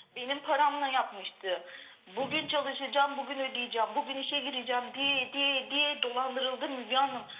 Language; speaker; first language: Turkish; native; Turkish